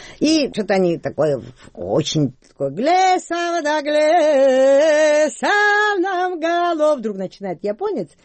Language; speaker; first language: Russian; non-native, local second language; Georgian